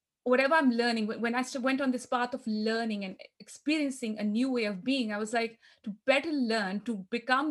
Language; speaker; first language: English; non-native, local second language; Urdu